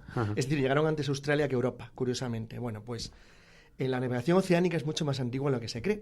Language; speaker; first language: Spanish; native; Spanish